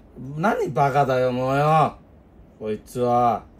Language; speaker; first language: Japanese; non-native, fluent; Bangla